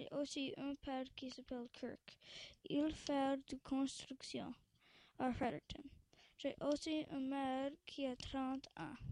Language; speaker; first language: French; non-native, local second language; English